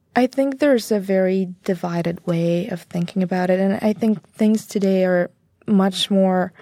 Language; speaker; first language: English; non-native, fluent; Bulgarian